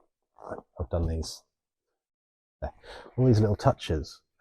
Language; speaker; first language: English; native; English